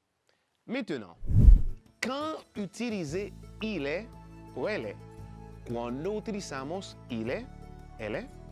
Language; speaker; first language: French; non-native, fluent; Spanish